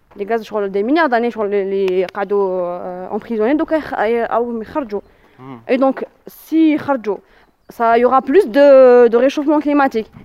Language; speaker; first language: French; non-native, local second language; Arabic